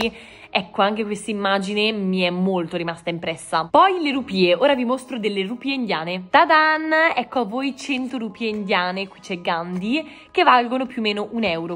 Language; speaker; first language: Italian; native; Italian